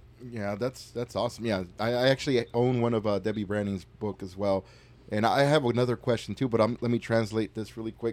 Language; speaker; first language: English; early bilingual, other home language; Spanish